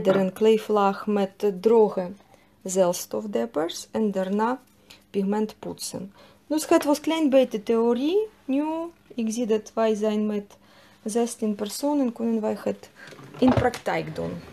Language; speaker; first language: Dutch; non-native, fluent; Russian